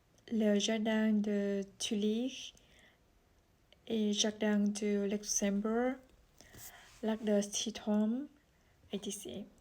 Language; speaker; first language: French; non-native, learner; Vietnamese